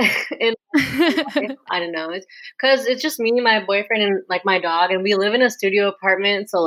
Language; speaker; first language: English; native; English